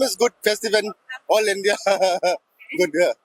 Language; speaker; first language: English; non-native, learner; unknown